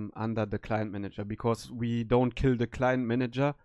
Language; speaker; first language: English; non-native, learner; German